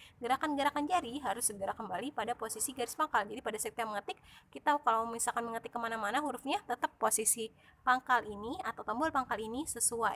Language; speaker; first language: Indonesian; native; Indonesian